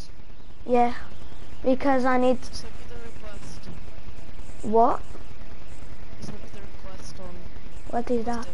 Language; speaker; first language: English; non-native, learner; Portuguese